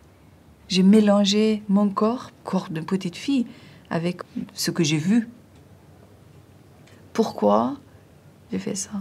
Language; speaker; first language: French; non-native, learner; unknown